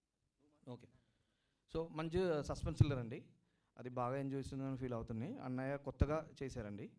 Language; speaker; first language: Telugu; non-native, learner; Malayalam